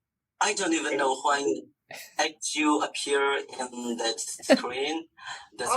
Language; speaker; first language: English; non-native, learner; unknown